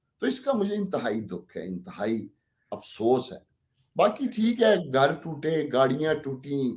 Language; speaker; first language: Urdu; non-native, local second language; Punjabi